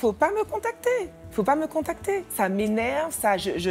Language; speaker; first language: French; native; French